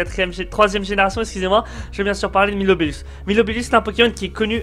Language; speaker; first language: French; native; French